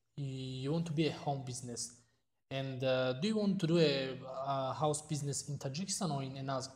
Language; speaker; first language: English; non-native, fluent; Tajik